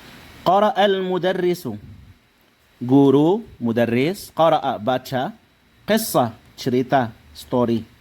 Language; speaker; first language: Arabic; non-native, fluent; Indonesian